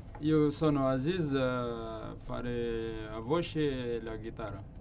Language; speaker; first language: Italian; non-native, learner; Tamasheq